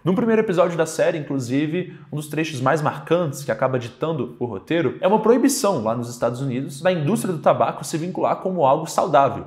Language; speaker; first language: Portuguese; native; Portuguese